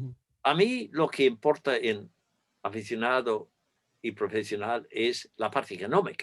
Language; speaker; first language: Spanish; non-native, fluent; English